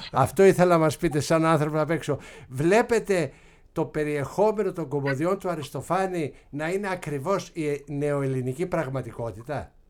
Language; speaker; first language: Greek; native; Greek